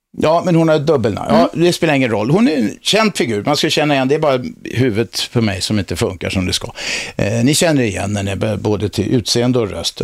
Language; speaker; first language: Swedish; native; Swedish